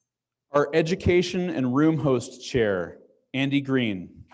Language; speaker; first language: English; native; English